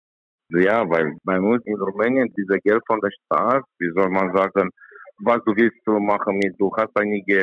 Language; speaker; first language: German; non-native, learner; Romanian